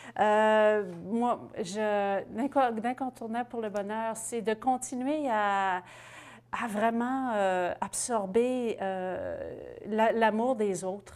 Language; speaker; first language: French; native; French